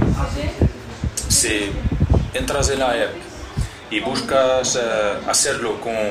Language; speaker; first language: Spanish; non-native, learner; Portuguese